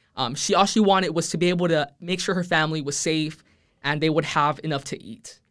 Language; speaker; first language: English; early bilingual, other home language; Spanish